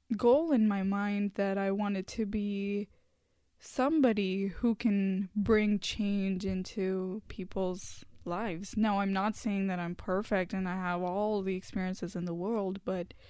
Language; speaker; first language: English; non-native, local second language; Hindi